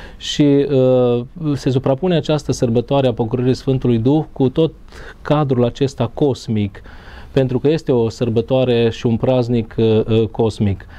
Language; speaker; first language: Romanian; native; Romanian